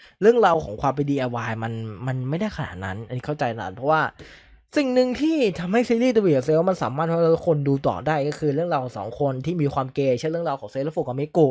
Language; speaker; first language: Thai; native; Thai